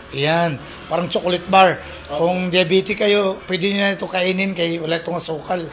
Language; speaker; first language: Filipino; non-native, local second language; Hiligaynon